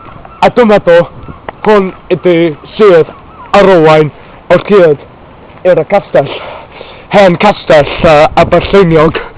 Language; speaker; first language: Welsh; non-native, local second language; English